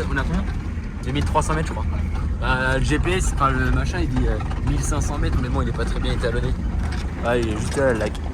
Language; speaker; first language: French; native; French